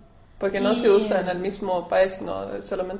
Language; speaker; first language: Spanish; non-native, learner; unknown